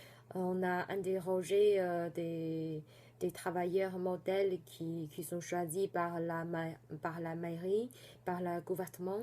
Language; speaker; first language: French; non-native, fluent; Chinese